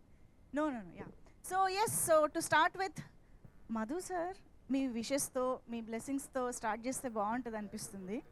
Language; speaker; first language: Telugu; native; Telugu